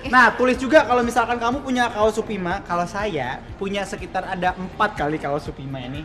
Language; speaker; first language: Indonesian; native; Indonesian